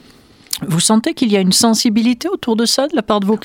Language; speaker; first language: French; native; French